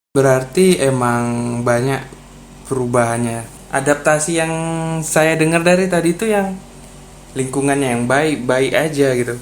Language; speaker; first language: Indonesian; native; Indonesian